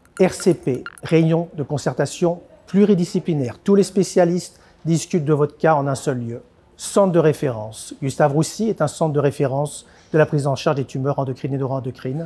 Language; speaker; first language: French; native; French